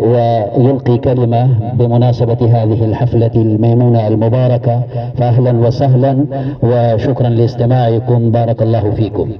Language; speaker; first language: Arabic; non-native, fluent; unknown